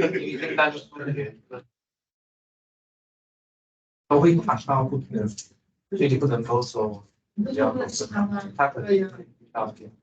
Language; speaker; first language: Chinese; native; Chinese